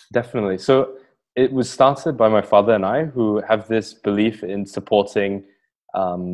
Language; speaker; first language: English; native; English